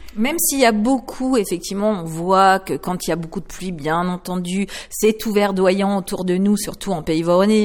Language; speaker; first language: French; native; French